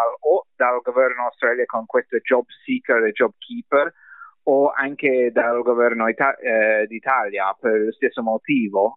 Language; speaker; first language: Italian; non-native, fluent; English